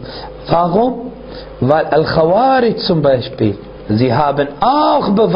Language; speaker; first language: German; non-native, fluent; Arabic